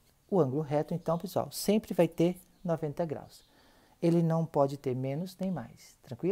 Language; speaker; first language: Portuguese; native; Portuguese